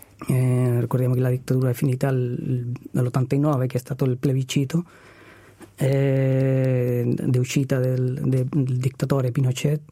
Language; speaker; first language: Italian; non-native, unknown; Spanish